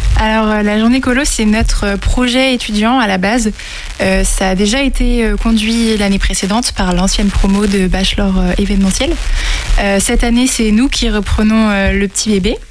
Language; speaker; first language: French; native; French